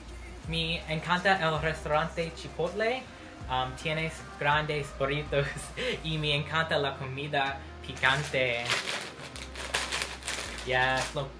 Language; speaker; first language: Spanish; non-native, learner; English